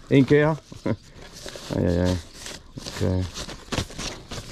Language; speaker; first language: Dutch; non-native, learner; German